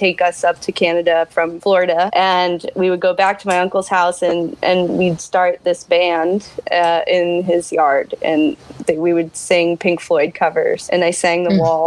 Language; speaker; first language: English; native; English